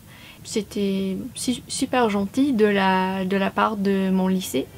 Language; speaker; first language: French; non-native, fluent; English